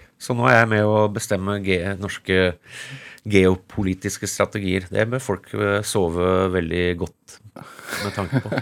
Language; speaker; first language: Norwegian; early bilingual, other home language; English